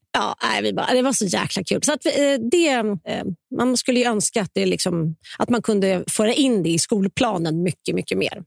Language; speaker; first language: Swedish; native; Swedish